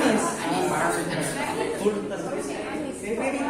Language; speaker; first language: English; non-native, fluent; Indonesian